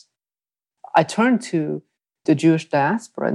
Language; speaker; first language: English; early bilingual, other home language; Vietnamese